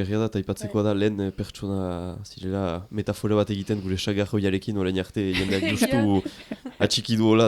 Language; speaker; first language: Basque; native; Basque